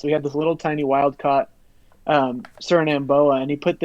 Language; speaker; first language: English; native; English